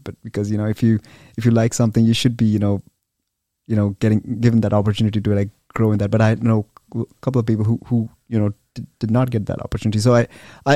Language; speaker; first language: English; non-native, local second language; Hindi